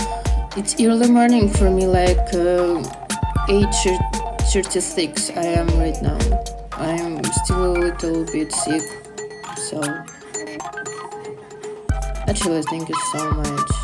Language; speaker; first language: English; non-native, learner; Russian